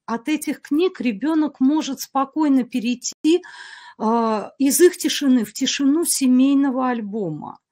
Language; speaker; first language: Russian; native; Russian